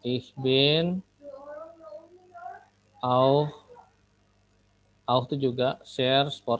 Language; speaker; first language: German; non-native, fluent; Indonesian